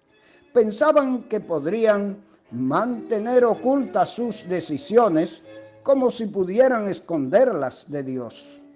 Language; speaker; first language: Spanish; native; Spanish